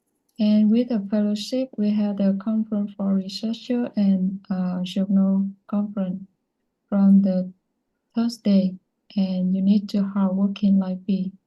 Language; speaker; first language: English; non-native, learner; Vietnamese